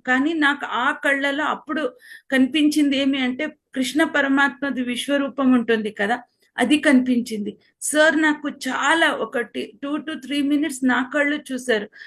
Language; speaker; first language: Telugu; non-native, local second language; Kannada